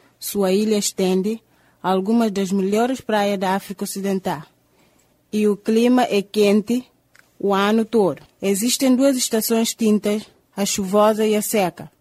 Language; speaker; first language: Portuguese; non-native, local second language; Upper Guinea Crioulo